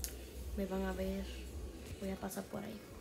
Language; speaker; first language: Spanish; early bilingual, heritage; Spanish